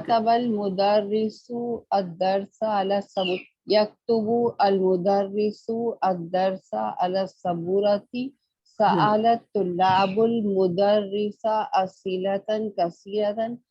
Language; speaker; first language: Arabic; non-native, learner; Urdu